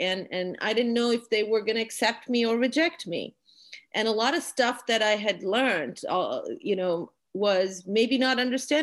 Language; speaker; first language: English; non-native, local second language; Urdu